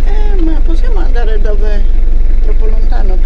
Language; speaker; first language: Italian; non-native, learner; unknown